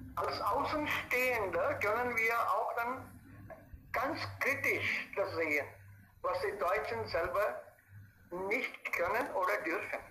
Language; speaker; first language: German; non-native, fluent; Hindi